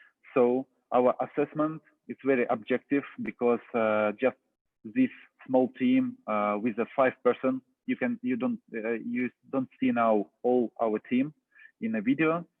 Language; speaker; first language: English; non-native, fluent; Russian